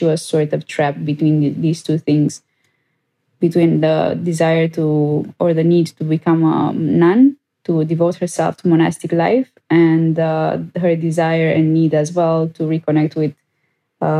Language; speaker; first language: English; non-native, fluent; Romanian